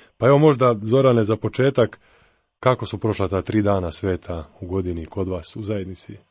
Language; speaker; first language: Croatian; native; Croatian